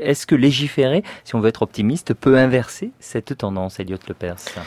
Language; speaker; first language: French; native; French